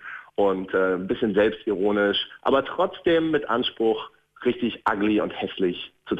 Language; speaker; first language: German; native; German